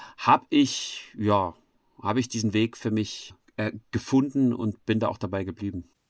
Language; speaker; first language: German; native; German